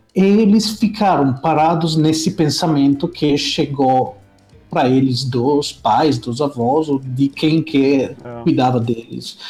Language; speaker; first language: Portuguese; non-native, fluent; Italian